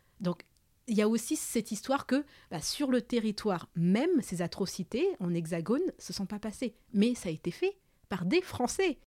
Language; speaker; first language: French; early bilingual, other home language; Malagasy